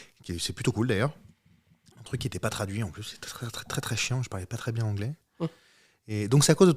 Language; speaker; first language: French; native; French